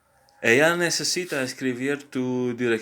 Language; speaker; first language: Spanish; non-native, learner; English